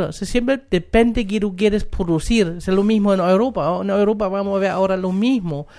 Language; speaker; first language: Spanish; non-native, fluent; German